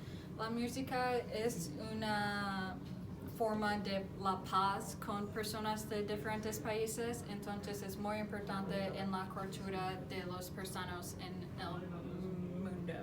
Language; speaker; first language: Spanish; non-native, learner; English